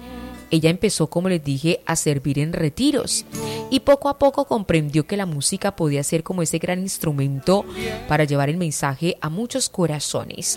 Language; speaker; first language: Spanish; native; Spanish